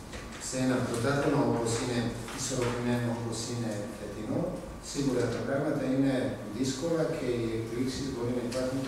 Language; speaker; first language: Greek; non-native, fluent; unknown